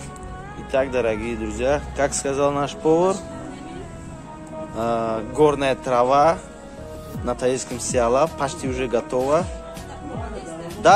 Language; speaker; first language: Russian; non-native, local second language; Tajik